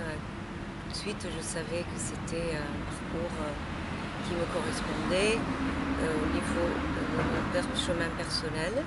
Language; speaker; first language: French; non-native, fluent; English